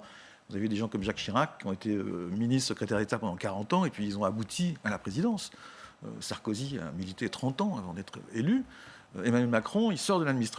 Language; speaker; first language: French; native; French